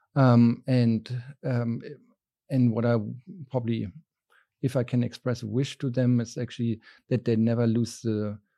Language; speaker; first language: English; non-native, fluent; German